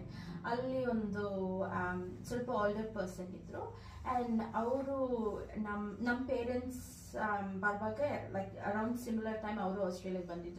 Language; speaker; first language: Kannada; early bilingual, heritage; Kannada